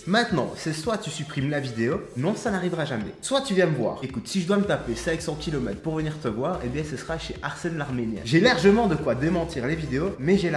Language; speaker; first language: French; native; French